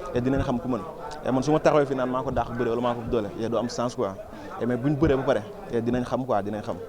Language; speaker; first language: Wolof; native; Wolof